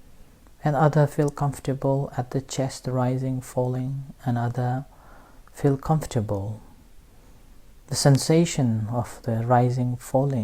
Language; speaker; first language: English; non-native, fluent; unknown